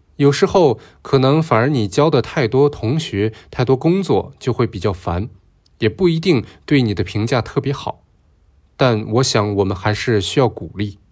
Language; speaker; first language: Chinese; non-native, local second language; Cantonese